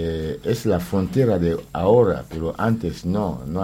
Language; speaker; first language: Spanish; non-native, learner; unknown